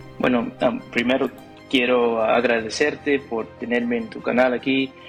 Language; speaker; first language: Spanish; non-native, fluent; English